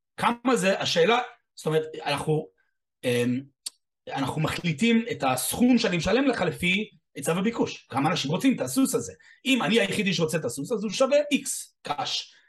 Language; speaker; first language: Hebrew; non-native, fluent; English